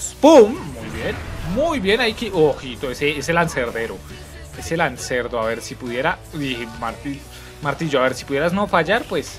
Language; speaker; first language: Spanish; native; Spanish